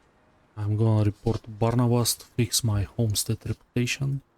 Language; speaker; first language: English; non-native, fluent; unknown